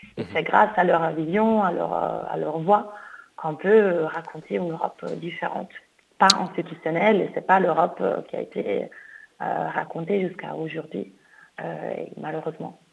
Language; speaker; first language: French; non-native, fluent; Italian